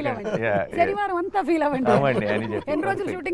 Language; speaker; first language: Telugu; native; Telugu